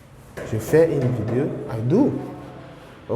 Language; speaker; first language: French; non-native, fluent; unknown